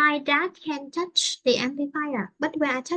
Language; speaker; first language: English; non-native, fluent; Vietnamese